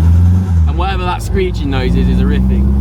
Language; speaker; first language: English; native; English